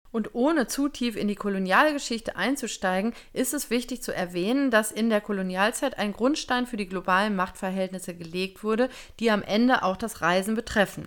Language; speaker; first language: German; native; German